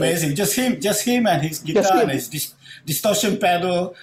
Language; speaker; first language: English; non-native, local second language; Malay